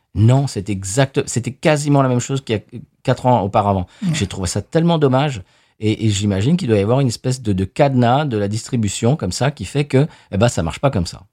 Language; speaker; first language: French; native; French